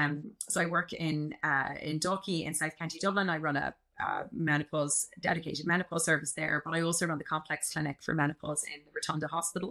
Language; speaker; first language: English; native; English